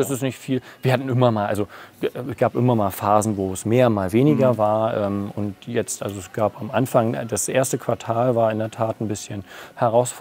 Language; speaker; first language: German; native; German